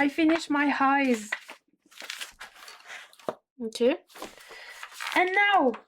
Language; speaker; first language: English; non-native, learner; French